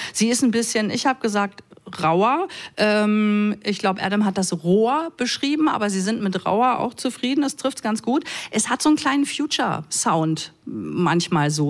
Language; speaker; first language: German; native; German